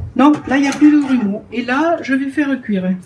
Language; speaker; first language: French; native; French